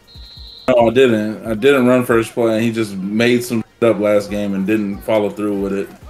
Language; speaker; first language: English; native; English